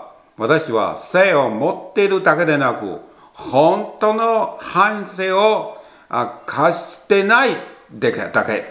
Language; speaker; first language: Japanese; non-native, learner; Chinese